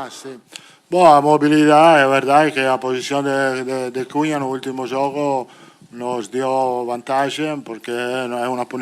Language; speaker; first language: Portuguese; non-native, fluent; Italian